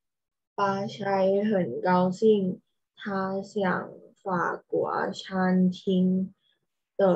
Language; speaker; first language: Chinese; non-native, learner; Thai